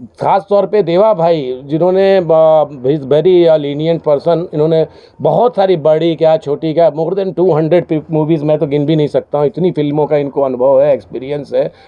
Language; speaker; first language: Hindi; non-native, local second language; Gujarati